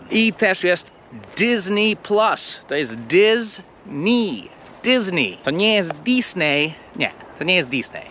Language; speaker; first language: Polish; non-native, fluent; English